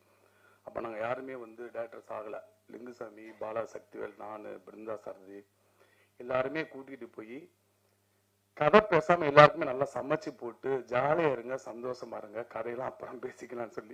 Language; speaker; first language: Tamil; native; Tamil